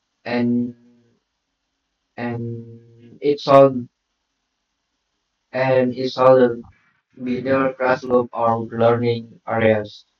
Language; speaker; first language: English; non-native, learner; Indonesian